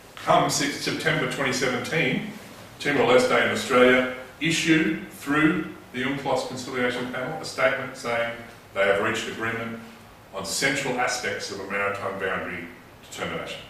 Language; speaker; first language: English; native; English